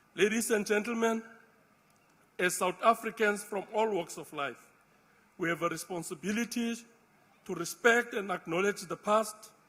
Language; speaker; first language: English; non-native, local second language; Afrikaans